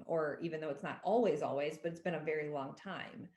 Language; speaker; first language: English; native; English